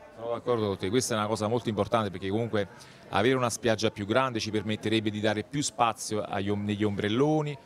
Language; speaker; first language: Italian; native; Italian